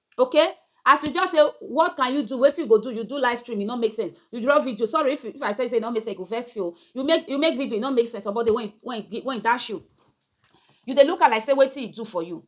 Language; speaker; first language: Nigerian Pidgin; native; Nigerian Pidgin